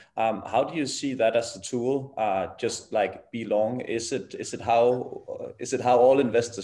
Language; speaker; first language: English; non-native, fluent; Danish